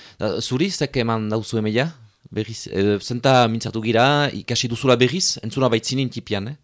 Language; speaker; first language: Basque; native; Basque